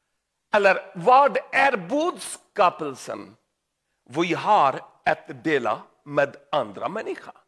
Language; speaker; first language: Swedish; non-native, learner; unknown